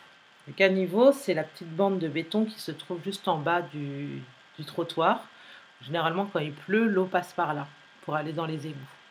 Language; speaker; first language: French; native; French